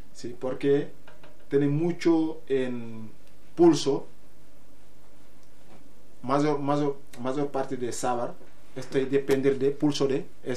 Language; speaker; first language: Spanish; non-native, learner; Wolof